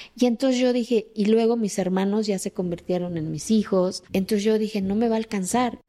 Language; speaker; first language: Spanish; early bilingual, other home language; Zapotec